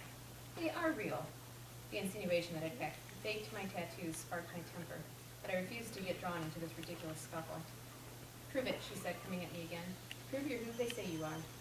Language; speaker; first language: English; native; English